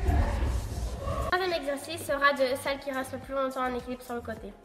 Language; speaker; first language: French; native; French